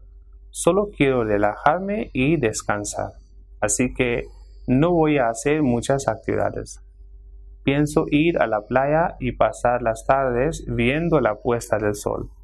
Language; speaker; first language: Spanish; non-native, fluent; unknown